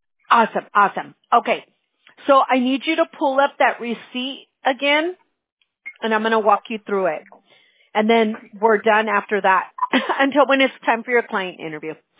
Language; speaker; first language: English; early bilingual, other home language; Spanish